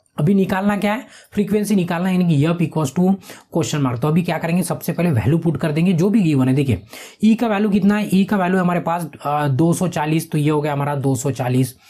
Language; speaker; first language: Hindi; non-native, local second language; Marathi